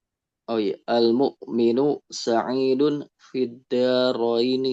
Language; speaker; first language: Arabic; non-native, learner; Indonesian